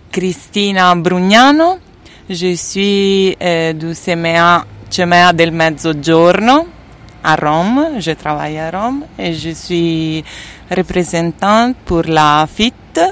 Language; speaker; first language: French; non-native, fluent; Italian